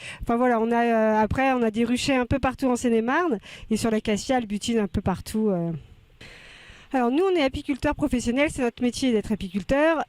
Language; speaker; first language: French; native; French